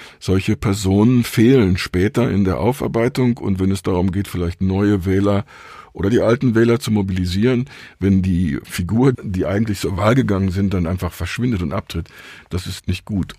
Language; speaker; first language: German; native; German